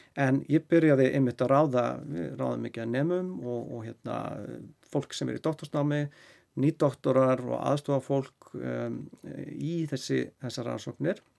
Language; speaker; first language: Icelandic; native; Icelandic